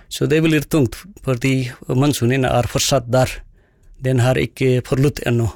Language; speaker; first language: Norwegian; non-native, fluent; Nepali